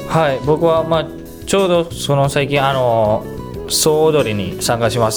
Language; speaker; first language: Japanese; non-native, fluent; Indonesian